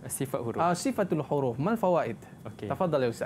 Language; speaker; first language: Arabic; non-native, learner; Malay